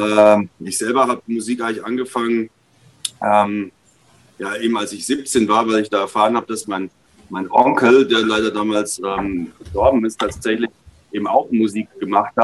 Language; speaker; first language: German; native; German